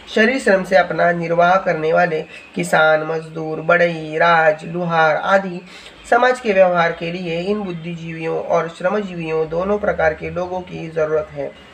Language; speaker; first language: Hindi; non-native, local second language; Marathi